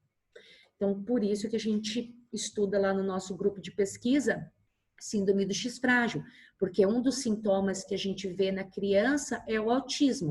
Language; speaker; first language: Portuguese; native; Portuguese